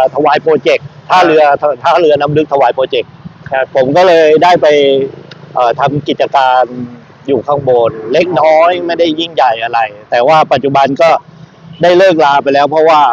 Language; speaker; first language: Thai; native; Thai